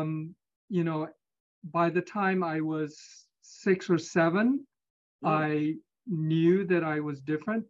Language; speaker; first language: English; native; English